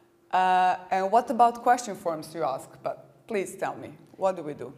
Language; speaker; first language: English; non-native, fluent; Serbian